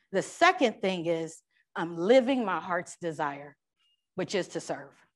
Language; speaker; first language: English; native; English